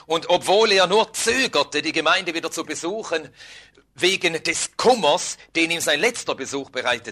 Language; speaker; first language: German; native; German